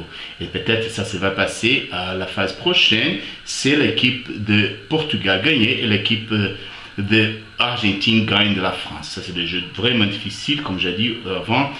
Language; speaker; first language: French; non-native, fluent; Portuguese